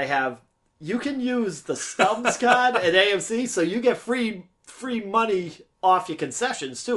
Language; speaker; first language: English; native; English